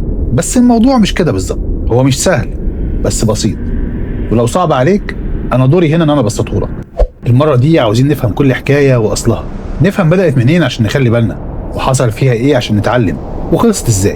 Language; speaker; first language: Arabic; native; Arabic